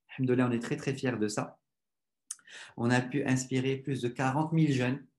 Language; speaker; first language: French; non-native, local second language; Arabic